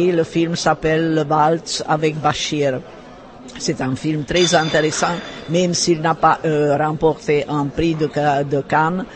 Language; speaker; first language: French; non-native, fluent; Czech